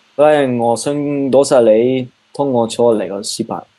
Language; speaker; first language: Cantonese; non-native, learner; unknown